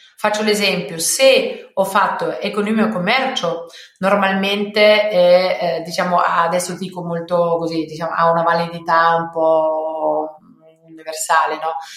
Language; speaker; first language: Italian; non-native, fluent; German